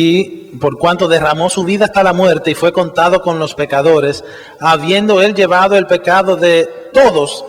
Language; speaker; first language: Spanish; native; Spanish